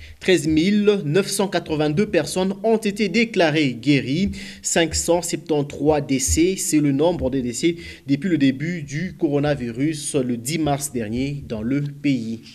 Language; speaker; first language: French; non-native, local second language; Swahili